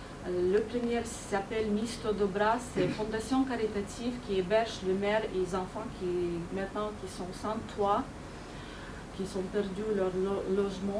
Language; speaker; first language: French; non-native, fluent; Ukrainian